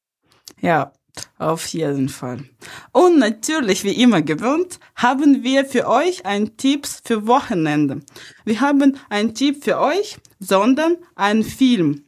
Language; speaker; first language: German; non-native, fluent; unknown